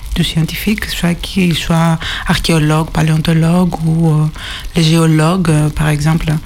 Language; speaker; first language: French; non-native, fluent; Greek